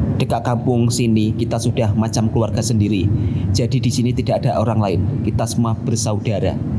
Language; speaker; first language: Indonesian; native; Indonesian